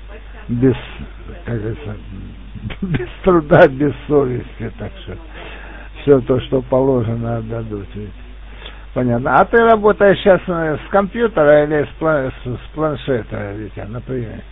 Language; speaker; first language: Russian; native; Russian